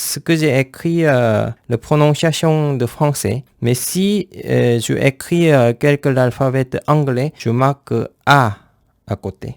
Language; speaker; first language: French; non-native, fluent; Korean